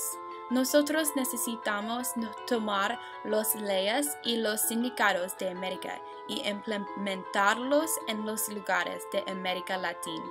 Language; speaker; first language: Spanish; non-native, learner; English